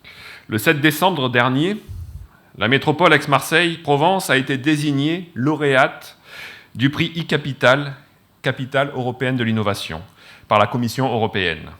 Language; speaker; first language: French; native; French